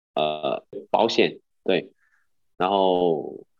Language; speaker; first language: Chinese; non-native, local second language; Cantonese